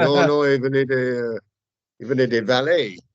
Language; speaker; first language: French; non-native, fluent; English